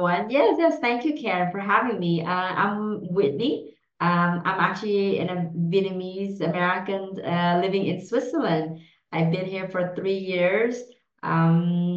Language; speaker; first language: English; early bilingual, other home language; Vietnamese